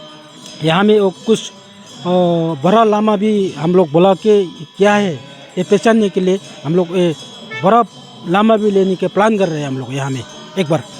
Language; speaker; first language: Hindi; non-native, learner; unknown